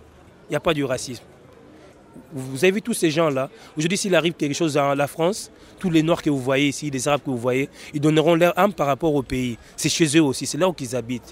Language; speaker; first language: French; early bilingual, other home language; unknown